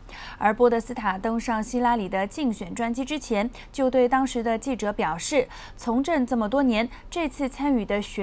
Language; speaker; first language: Chinese; non-native, local second language; Cantonese